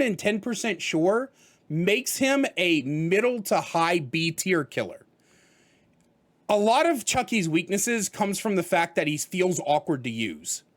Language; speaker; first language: English; native; English